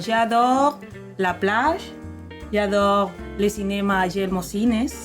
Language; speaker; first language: French; non-native, learner; Spanish